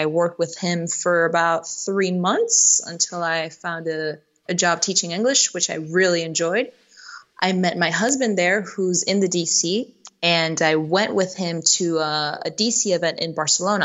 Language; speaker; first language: English; early bilingual, other home language; Spanish